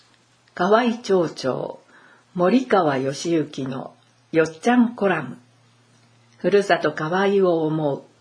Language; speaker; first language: Japanese; native; Japanese